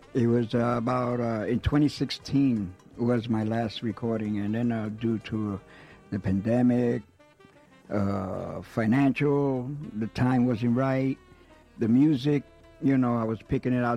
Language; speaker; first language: English; native; English